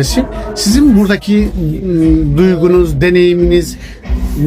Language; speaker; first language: Turkish; native; Turkish